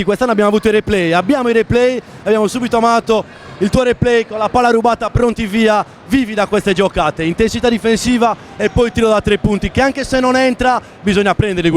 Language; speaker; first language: Italian; native; Italian